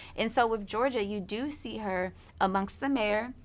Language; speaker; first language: English; native; English